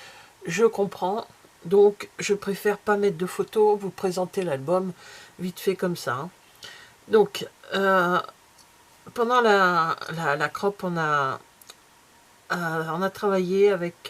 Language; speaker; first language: French; native; French